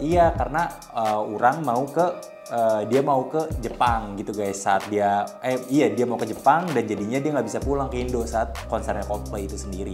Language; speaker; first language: Indonesian; native; Indonesian